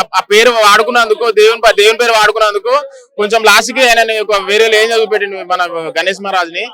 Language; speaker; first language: Telugu; native; Telugu